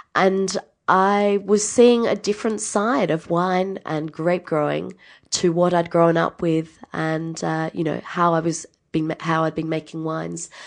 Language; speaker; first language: English; native; English